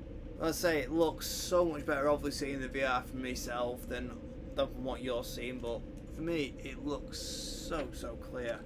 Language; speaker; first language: English; native; English